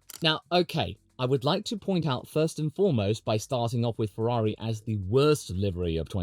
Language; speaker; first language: English; native; English